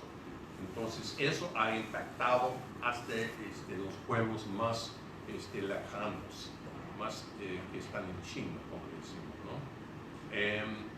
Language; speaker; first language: Spanish; non-native, fluent; English